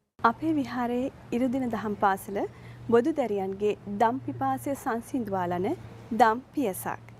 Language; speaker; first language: Sinhala; native; Sinhala